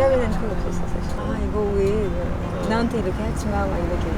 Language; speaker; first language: Korean; non-native, learner; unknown